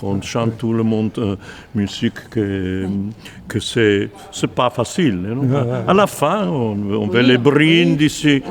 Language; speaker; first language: French; non-native, learner; Spanish